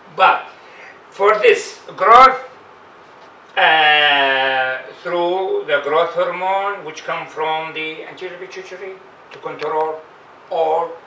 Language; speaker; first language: English; non-native, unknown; Arabic